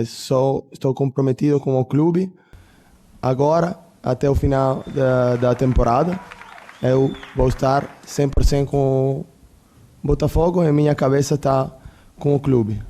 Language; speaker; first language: Portuguese; non-native, fluent; Italian